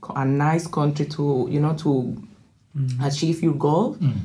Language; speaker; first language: English; non-native, learner; Spanish